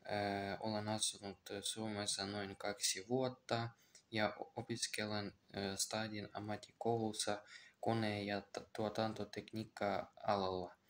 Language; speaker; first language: Finnish; non-native, learner; Ukrainian